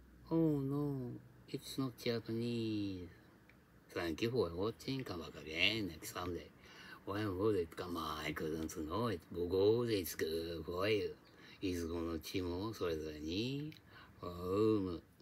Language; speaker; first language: English; non-native, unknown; Japanese